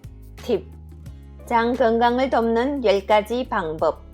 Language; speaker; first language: Korean; native; Korean